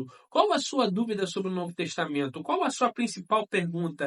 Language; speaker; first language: Portuguese; native; Portuguese